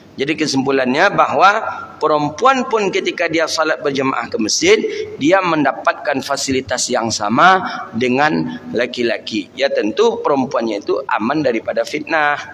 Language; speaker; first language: Malay; non-native, local second language; Minangkabau